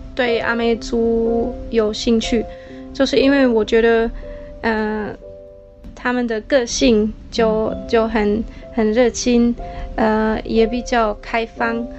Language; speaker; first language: Chinese; non-native, fluent; German